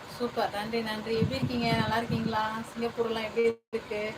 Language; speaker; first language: Tamil; non-native, local second language; Telugu